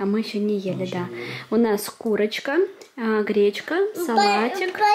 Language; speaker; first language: Russian; native; Russian